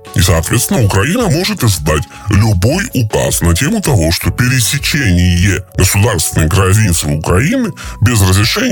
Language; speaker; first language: Russian; native; Russian